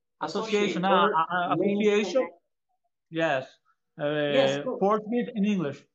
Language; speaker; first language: English; non-native, learner; Portuguese